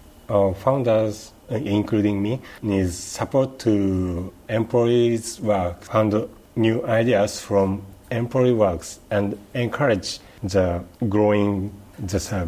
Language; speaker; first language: English; non-native, learner; Japanese